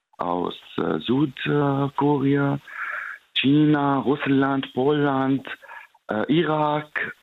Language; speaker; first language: German; non-native, fluent; Arabic